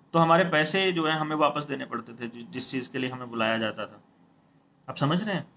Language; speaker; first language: Hindi; native; Hindi